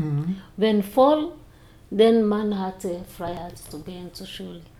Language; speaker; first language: German; non-native, learner; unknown